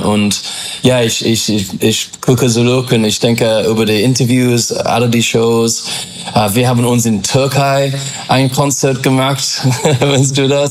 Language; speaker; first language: German; non-native, fluent; English